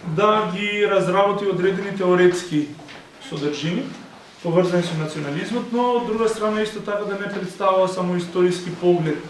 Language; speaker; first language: Macedonian; non-native, local second language; Albanian